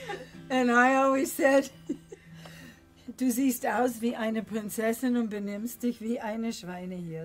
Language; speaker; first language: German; non-native, fluent; English